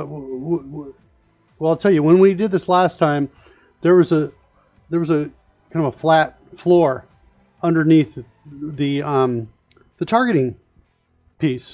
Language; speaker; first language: English; native; English